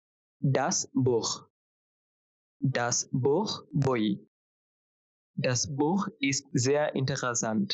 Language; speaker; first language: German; non-native, fluent; Bangla